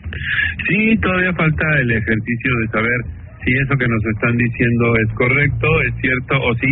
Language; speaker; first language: Spanish; native; Spanish